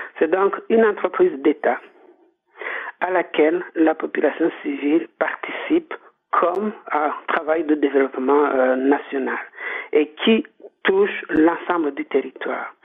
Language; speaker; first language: French; non-native, local second language; Kinyarwanda